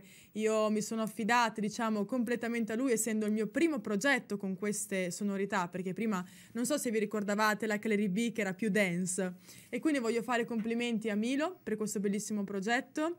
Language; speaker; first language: Italian; native; Italian